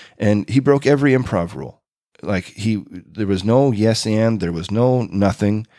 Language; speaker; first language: English; native; English